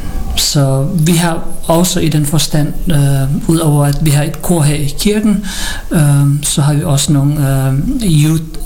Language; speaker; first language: Danish; non-native, learner; Filipino